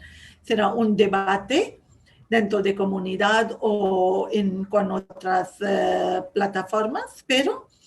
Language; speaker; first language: Spanish; non-native, fluent; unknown